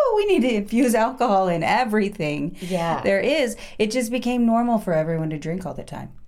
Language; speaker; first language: English; native; English